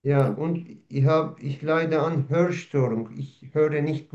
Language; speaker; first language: German; non-native, learner; Turkish